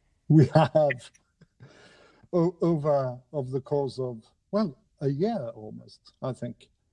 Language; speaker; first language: English; non-native, fluent; Norwegian